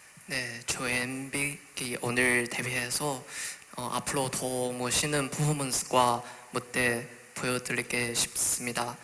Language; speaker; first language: Korean; non-native, learner; Chinese